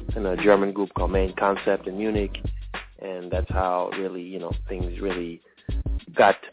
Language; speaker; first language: English; early bilingual, other home language; French